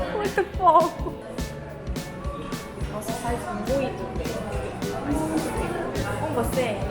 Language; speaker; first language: Portuguese; non-native, fluent; Korean